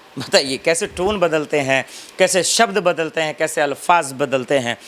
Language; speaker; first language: Hindi; native; Hindi